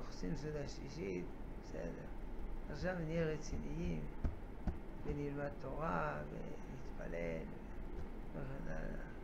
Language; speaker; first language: Hebrew; non-native, fluent; French